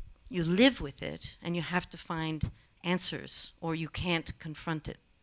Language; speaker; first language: English; native; English